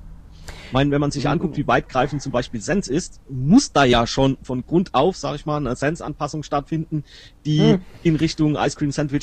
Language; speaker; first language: German; native; German